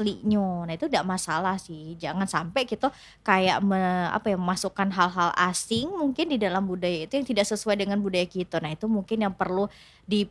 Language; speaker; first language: Indonesian; native; Indonesian